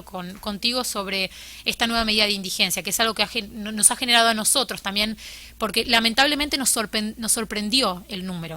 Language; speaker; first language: Spanish; native; Spanish